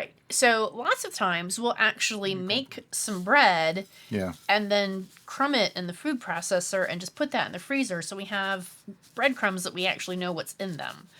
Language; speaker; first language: English; native; English